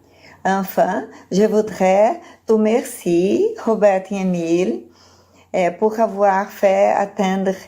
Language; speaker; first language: French; non-native, learner; Portuguese